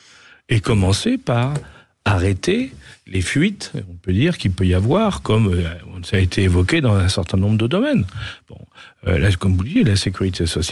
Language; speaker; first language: French; native; French